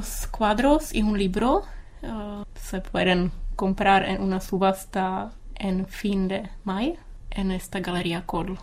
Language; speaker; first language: Spanish; non-native, learner; Czech